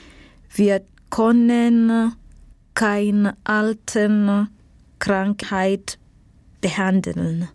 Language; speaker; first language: German; non-native, fluent; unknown